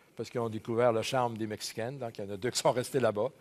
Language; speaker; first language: French; native; French